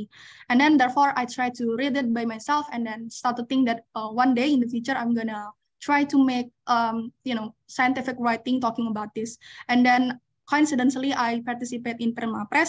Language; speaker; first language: English; non-native, fluent; Indonesian